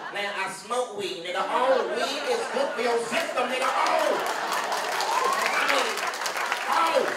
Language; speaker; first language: English; native; English